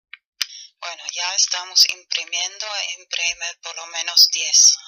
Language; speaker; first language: Spanish; non-native, fluent; German